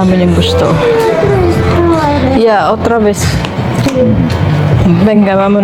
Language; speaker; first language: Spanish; non-native, fluent; Filipino